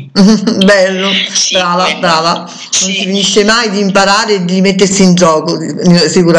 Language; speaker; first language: Italian; native; Italian